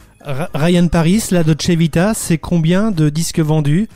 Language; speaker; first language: French; native; French